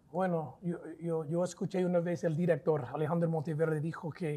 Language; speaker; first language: Spanish; non-native, fluent; English